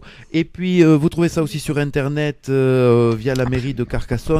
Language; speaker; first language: French; native; French